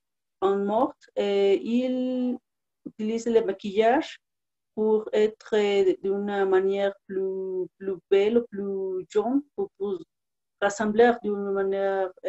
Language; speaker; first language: French; non-native, learner; Spanish